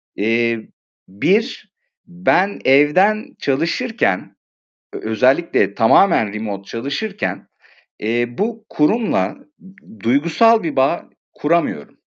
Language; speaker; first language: Turkish; native; Turkish